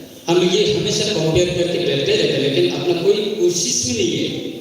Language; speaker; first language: Hindi; non-native, local second language; Kok Borok